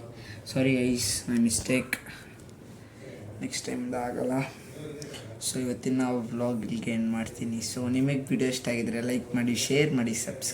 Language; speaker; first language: Kannada; native; Kannada